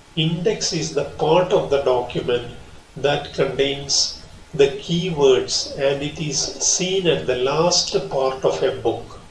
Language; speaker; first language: English; non-native, local second language; Malayalam